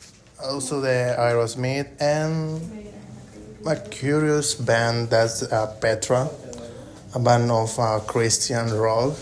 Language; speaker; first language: English; non-native, learner; Spanish